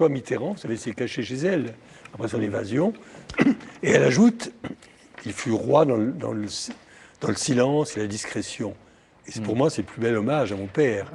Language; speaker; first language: French; native; French